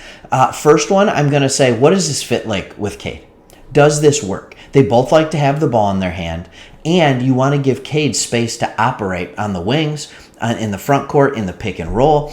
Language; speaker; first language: English; native; English